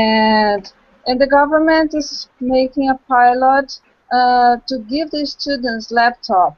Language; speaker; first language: English; non-native, local second language; Portuguese